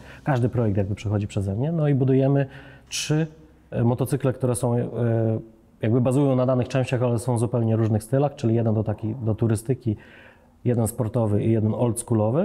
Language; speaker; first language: Polish; native; Polish